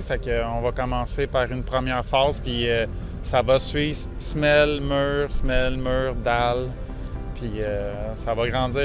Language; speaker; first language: French; native; French